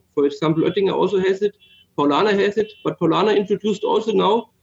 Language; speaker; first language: English; non-native, fluent; German